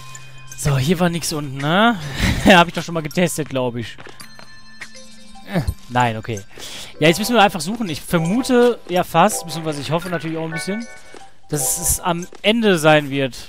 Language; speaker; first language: German; native; German